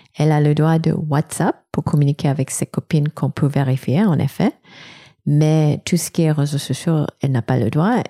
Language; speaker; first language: French; non-native, fluent; Korean